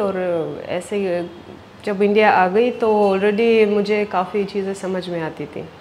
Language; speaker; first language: Hindi; non-native, fluent; Russian